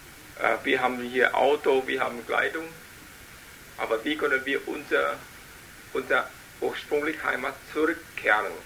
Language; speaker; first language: German; non-native, learner; Vietnamese